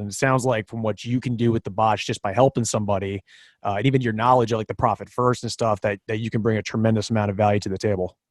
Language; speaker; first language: English; native; English